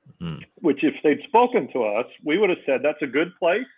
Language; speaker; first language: English; native; English